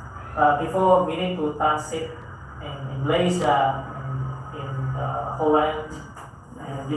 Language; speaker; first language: English; non-native, fluent; Indonesian